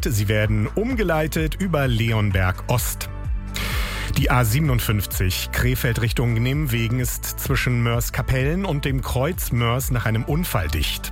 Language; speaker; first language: German; native; German